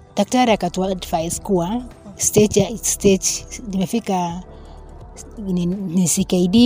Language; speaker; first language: Swahili; non-native, local second language; Kalenjin